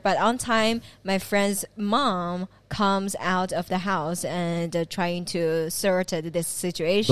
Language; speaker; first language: English; non-native, fluent; Chinese